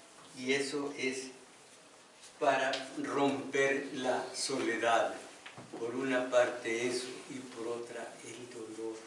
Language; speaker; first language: Spanish; native; Spanish